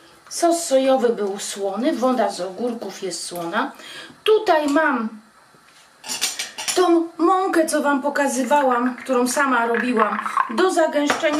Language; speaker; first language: Polish; native; Polish